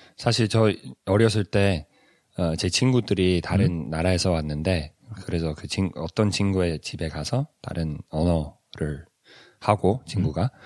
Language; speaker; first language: Korean; early bilingual, heritage; Korean